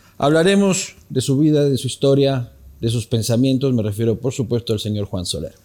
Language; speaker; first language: Spanish; native; Spanish